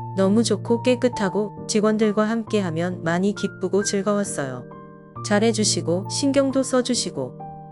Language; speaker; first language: Korean; non-native, fluent; Vietnamese